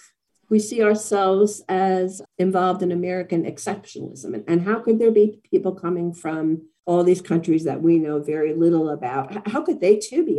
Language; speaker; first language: English; native; English